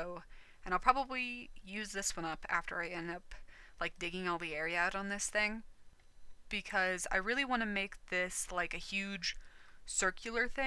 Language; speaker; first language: English; native; English